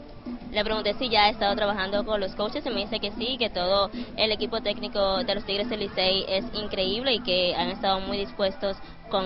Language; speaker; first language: Spanish; native; Spanish